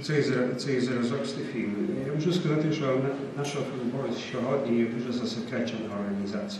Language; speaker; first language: Ukrainian; early bilingual, heritage; Ukrainian